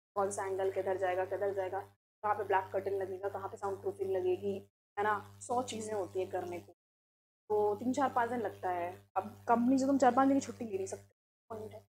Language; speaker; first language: Hindi; native; Hindi